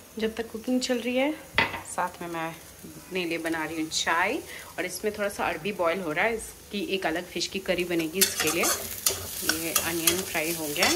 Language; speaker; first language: Hindi; non-native, local second language; Bangla